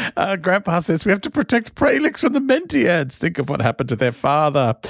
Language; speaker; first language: English; native; English